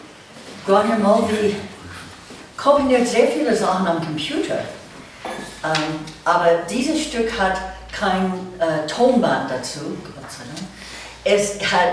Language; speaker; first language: German; non-native, fluent; English